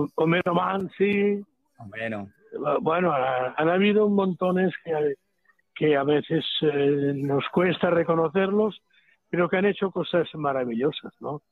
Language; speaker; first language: Spanish; native; Spanish